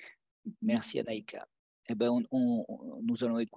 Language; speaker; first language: French; native; French